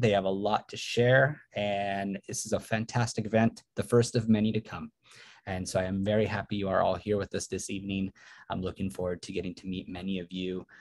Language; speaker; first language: English; early bilingual, other home language; Spanish